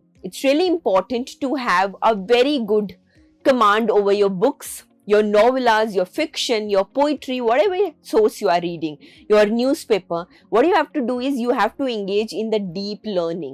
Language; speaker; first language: English; non-native, local second language; Hindi